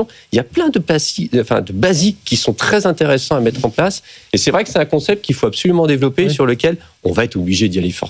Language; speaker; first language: French; native; French